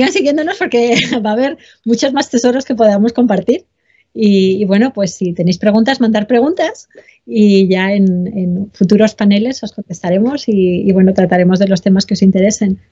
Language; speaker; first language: Spanish; native; Spanish